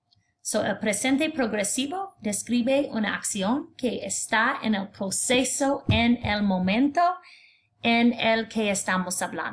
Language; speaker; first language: Spanish; non-native, fluent; English